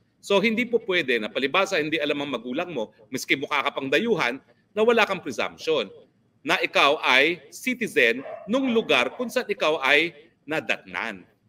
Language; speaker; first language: Filipino; native; Filipino